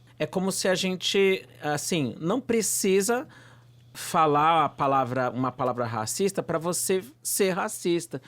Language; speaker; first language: Portuguese; native; Portuguese